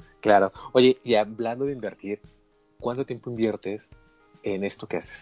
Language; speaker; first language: Spanish; native; Spanish